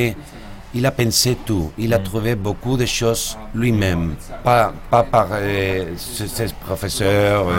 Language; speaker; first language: French; non-native, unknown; Spanish